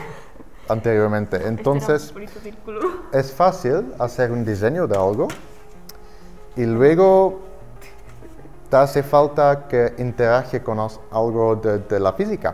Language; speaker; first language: Spanish; non-native, fluent; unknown